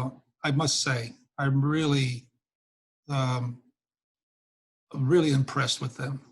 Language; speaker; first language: English; native; English